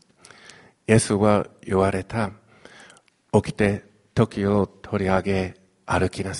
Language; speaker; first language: Japanese; non-native, fluent; Chinese